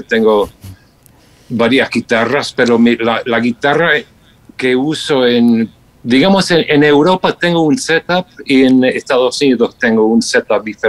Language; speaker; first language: Spanish; non-native, fluent; English